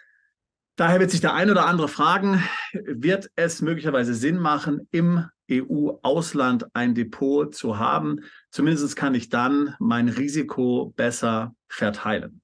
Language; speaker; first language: German; native; German